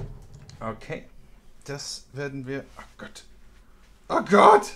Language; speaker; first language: German; native; German